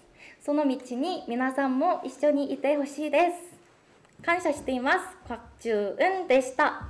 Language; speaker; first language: Japanese; non-native, fluent; Korean